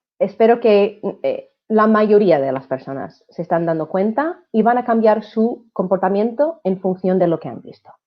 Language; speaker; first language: Spanish; non-native, fluent; English